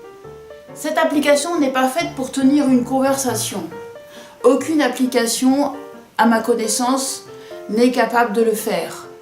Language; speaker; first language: French; native; French